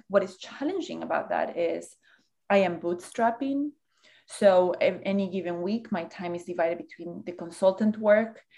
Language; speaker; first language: English; early bilingual, other home language; Spanish